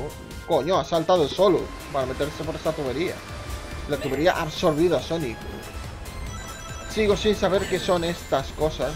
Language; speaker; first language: Spanish; native; Spanish